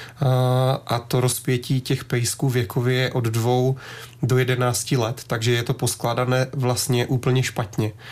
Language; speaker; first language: Czech; native; Czech